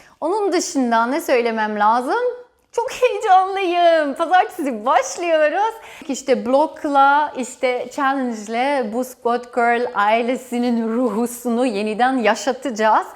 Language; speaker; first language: Turkish; non-native, fluent; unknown